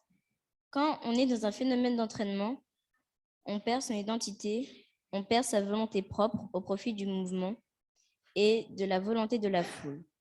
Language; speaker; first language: French; native; French